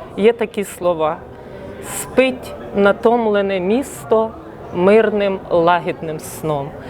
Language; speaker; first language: Ukrainian; native; Ukrainian